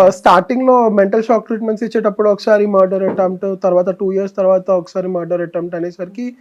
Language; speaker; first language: Telugu; native; Telugu